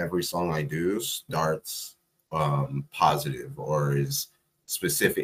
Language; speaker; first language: English; native; English